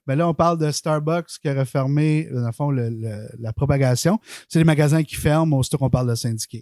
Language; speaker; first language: French; native; French